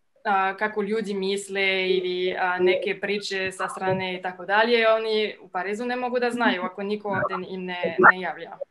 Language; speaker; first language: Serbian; non-native, fluent; French